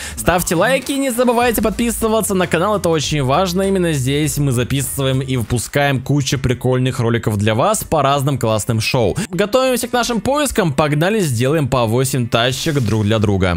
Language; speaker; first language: Russian; native; Russian